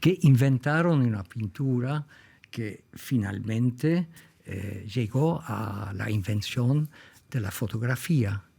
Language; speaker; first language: Spanish; non-native, fluent; Dutch